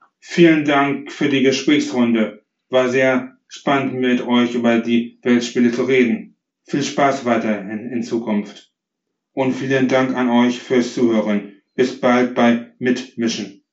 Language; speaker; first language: German; native; German